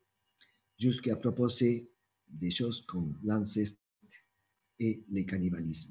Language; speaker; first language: French; non-native, fluent; Spanish